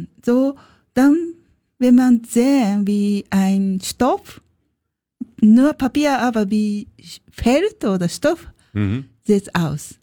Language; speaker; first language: German; non-native, learner; Japanese